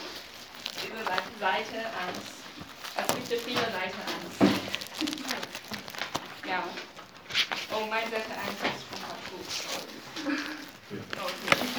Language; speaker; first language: German; non-native, learner; Chinese